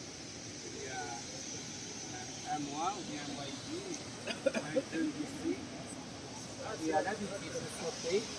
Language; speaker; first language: French; non-native, local second language; Arabic